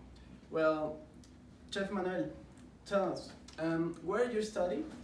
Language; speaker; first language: English; non-native, learner; Spanish